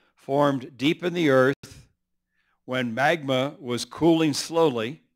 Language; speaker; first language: English; early bilingual, other home language; Spanish